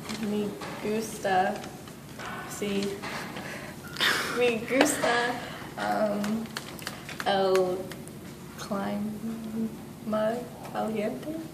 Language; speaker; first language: Spanish; non-native, learner; English